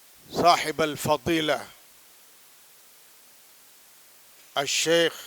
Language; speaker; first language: Arabic; non-native, fluent; Urdu